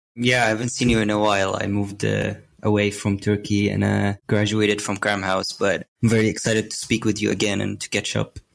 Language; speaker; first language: English; non-native, fluent; Arabic